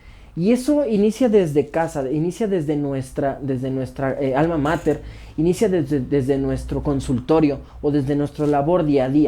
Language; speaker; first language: Spanish; native; Spanish